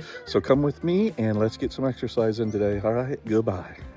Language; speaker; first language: English; native; English